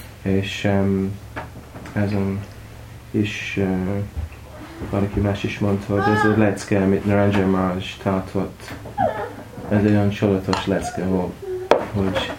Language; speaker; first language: Hungarian; non-native, learner; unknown